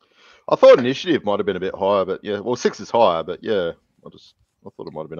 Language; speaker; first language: English; native; English